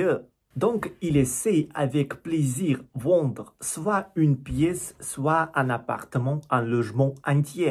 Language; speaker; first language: French; non-native, learner; Russian